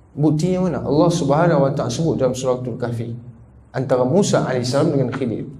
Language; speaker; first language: Malay; native; Malay